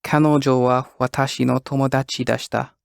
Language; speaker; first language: Japanese; non-native, learner; English